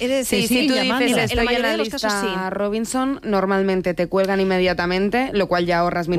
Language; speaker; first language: Spanish; native; Spanish